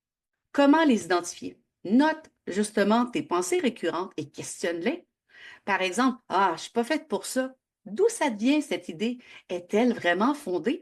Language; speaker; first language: French; native; French